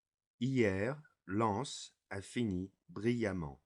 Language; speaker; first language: French; non-native, fluent; English